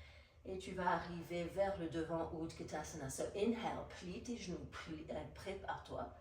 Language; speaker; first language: French; non-native, fluent; English